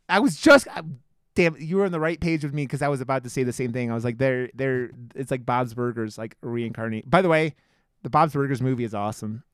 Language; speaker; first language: English; native; English